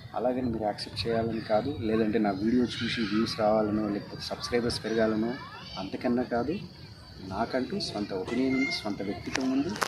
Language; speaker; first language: Telugu; non-native, local second language; Marathi